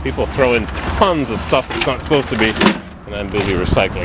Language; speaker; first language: English; early bilingual, other home language; French